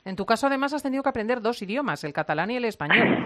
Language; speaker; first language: Spanish; native; Spanish